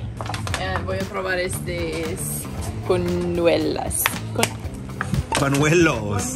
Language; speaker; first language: Spanish; non-native, learner; English